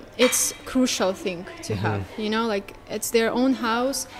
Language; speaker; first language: English; non-native, fluent; Ukrainian